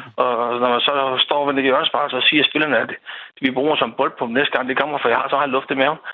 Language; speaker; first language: Danish; native; Danish